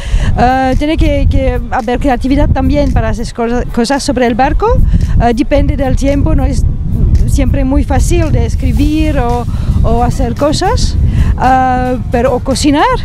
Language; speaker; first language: Spanish; non-native, learner; French